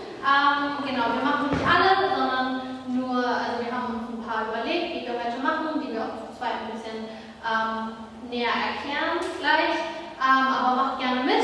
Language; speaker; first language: German; native; German